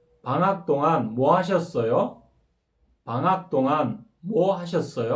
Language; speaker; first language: Korean; non-native, fluent; Kyrgyz